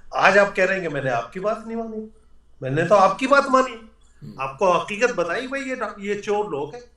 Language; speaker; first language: Urdu; native; Urdu